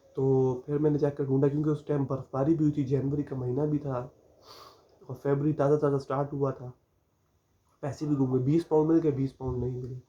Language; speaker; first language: Urdu; non-native, local second language; Punjabi